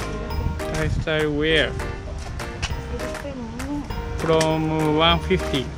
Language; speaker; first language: English; non-native, learner; Japanese